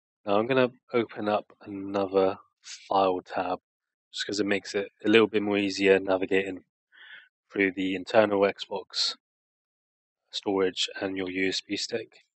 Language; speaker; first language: English; native; English